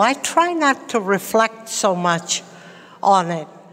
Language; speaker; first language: English; early bilingual, other home language; Latvian